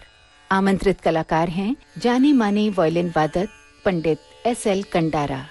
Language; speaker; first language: Hindi; native; Hindi